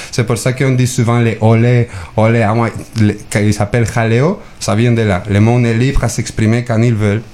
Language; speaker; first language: French; non-native, fluent; Spanish